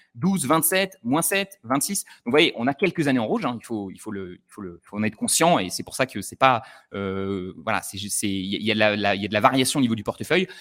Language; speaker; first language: French; native; French